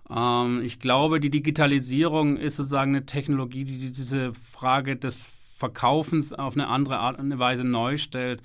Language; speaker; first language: German; native; German